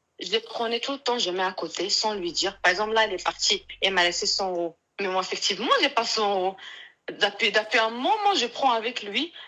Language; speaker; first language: French; non-native, local second language; Arabic